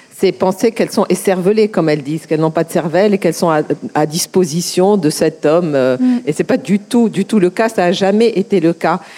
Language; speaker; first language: French; non-native, local second language; Arabic